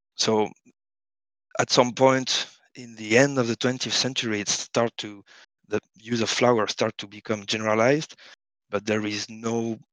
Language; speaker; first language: English; non-native, fluent; French